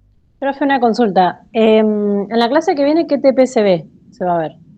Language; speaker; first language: Spanish; native; Spanish